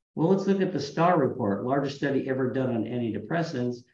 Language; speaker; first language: English; native; English